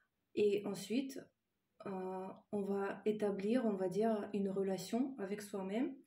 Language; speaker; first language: French; non-native, fluent; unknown